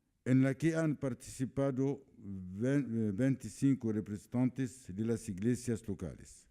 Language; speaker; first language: Spanish; non-native, fluent; Arabic